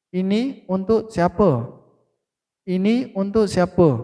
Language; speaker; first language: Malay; non-native, fluent; Burmese